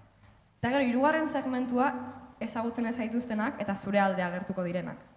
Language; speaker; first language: Basque; native; Basque